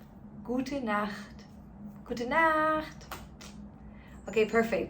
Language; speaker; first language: German; native; German